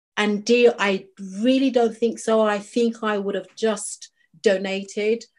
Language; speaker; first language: English; native; English